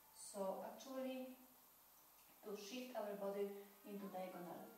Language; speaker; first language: English; non-native, fluent; Polish